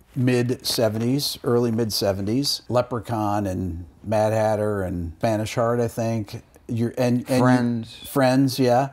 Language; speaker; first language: English; native; English